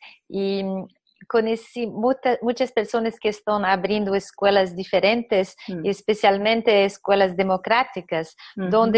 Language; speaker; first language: Spanish; non-native, fluent; Portuguese